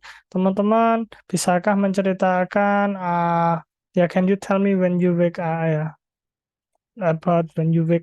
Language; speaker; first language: English; non-native, fluent; Indonesian